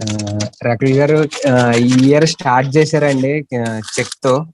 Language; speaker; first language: Telugu; native; Telugu